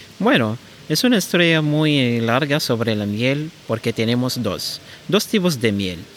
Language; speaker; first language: Spanish; non-native, learner; Arabic